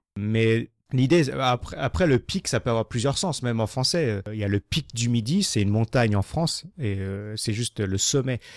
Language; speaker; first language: French; native; French